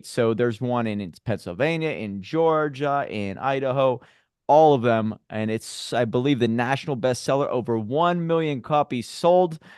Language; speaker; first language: English; native; English